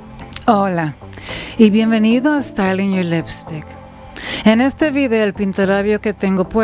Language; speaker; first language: Spanish; early bilingual, heritage; Spanish